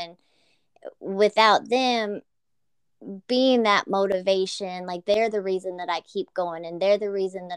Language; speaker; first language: English; native; English